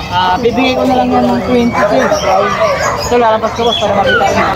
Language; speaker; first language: Filipino; native; Filipino